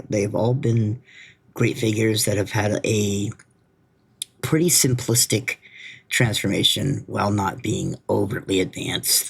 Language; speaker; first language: English; native; English